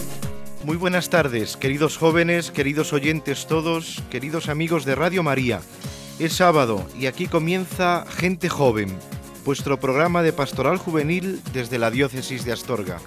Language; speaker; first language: Spanish; native; Spanish